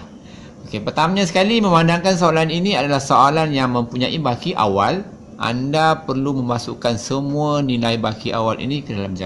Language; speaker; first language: Malay; native; Malay